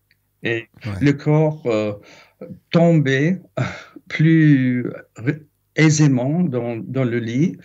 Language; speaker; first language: French; non-native, fluent; English